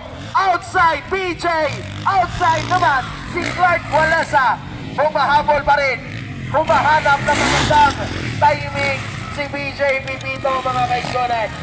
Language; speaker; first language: Filipino; non-native, local second language; Cebuano